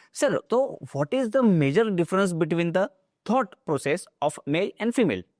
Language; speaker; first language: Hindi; non-native, local second language; Marathi